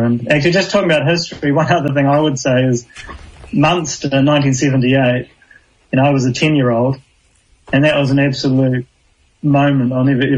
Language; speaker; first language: English; native; English